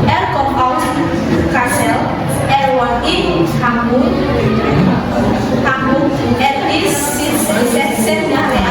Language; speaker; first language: German; non-native, learner; Indonesian